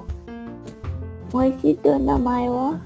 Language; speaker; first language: Japanese; non-native, learner; Malay